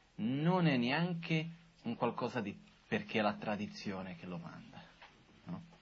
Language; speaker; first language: Italian; non-native, fluent; Portuguese